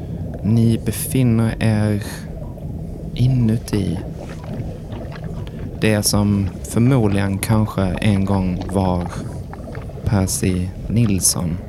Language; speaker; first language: Swedish; native; Swedish